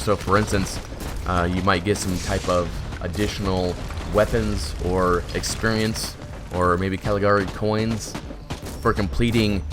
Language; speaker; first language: English; native; English